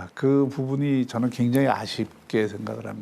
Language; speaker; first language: Korean; native; Korean